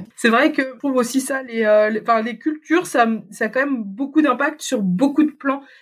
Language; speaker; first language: French; native; French